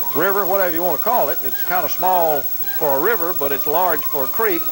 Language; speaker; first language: English; native; English